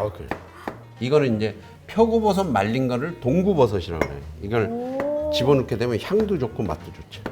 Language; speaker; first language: Korean; native; Korean